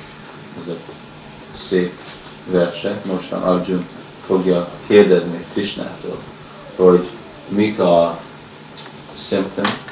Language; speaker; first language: Hungarian; early bilingual, heritage; Hungarian